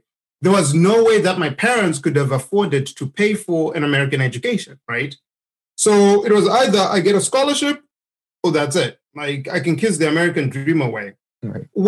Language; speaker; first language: English; non-native, local second language; Shona